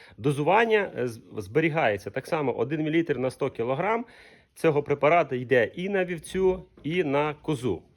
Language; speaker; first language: Ukrainian; non-native, local second language; Russian